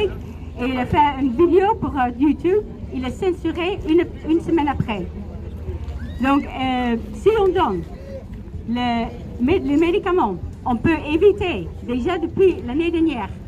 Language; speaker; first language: French; non-native, learner; Dutch